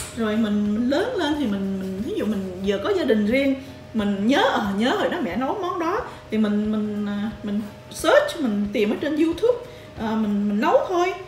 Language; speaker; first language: Vietnamese; early bilingual, heritage; Vietnamese